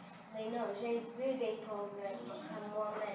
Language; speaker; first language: French; early bilingual, other home language; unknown